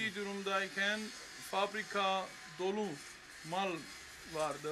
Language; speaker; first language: Turkish; non-native, fluent; Armenian